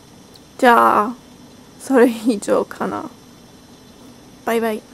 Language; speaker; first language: Japanese; non-native, learner; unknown